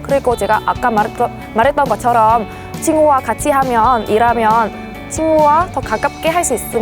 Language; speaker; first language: Korean; non-native, fluent; Vietnamese